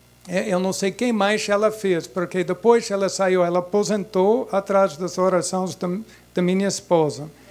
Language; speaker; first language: Portuguese; non-native, fluent; English